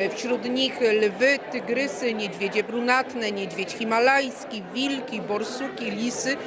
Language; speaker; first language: Polish; native; Polish